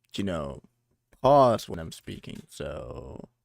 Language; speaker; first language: English; non-native, fluent; German